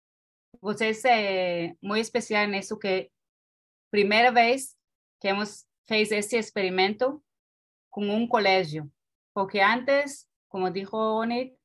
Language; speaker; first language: Portuguese; non-native, learner; Spanish